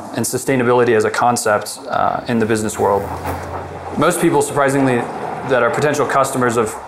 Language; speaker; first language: English; native; English